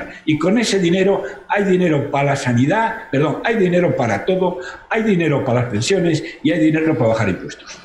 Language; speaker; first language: Spanish; native; Spanish